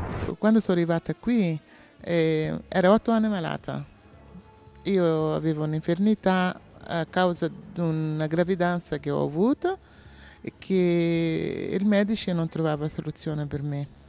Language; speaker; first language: Italian; non-native, fluent; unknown